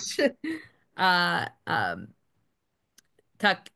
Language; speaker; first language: Slovak; non-native, learner; English